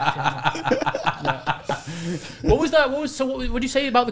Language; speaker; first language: English; native; English